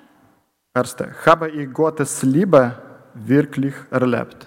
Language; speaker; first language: German; non-native, learner; Ukrainian